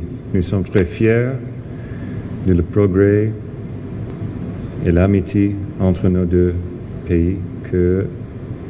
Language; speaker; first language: French; non-native, fluent; English